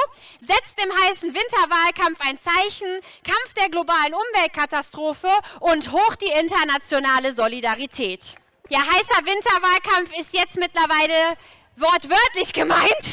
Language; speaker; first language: German; native; German